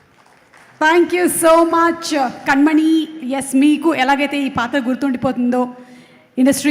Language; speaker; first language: Telugu; native; Telugu